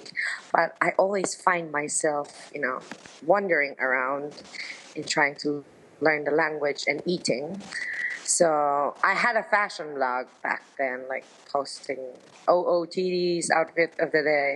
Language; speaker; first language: English; non-native, local second language; Filipino